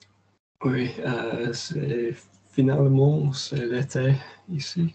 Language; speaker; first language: French; non-native, learner; English